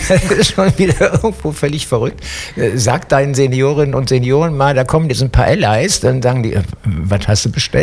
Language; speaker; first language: German; native; German